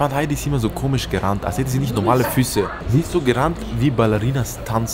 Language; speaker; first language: German; early bilingual, other home language; Persian